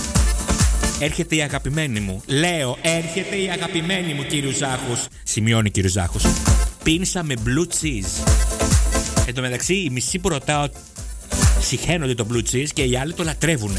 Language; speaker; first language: Greek; native; Greek